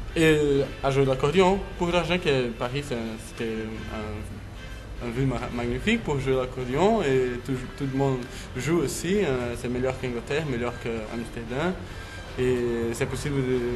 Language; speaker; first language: French; non-native, learner; Portuguese